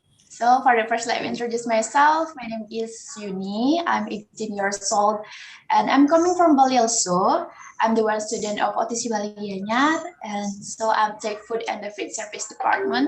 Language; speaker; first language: English; non-native, learner; Indonesian